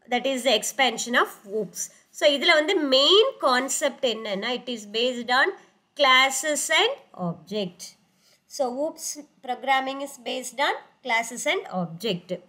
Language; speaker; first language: English; non-native, local second language; Tamil